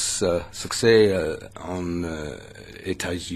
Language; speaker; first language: French; non-native, learner; English